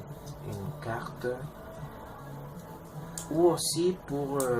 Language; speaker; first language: French; non-native, learner; Spanish